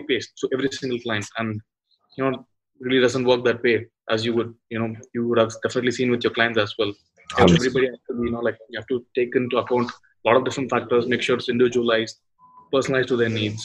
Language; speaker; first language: English; non-native, local second language; Tamil